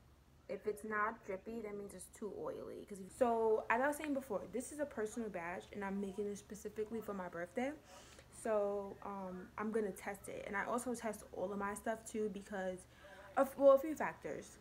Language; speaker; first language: English; native; English